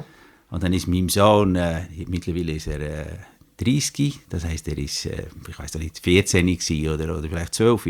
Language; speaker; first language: German; non-native, fluent; Dutch